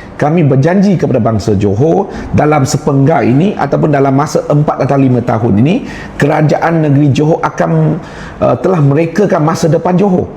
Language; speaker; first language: Malay; non-native, local second language; Chinese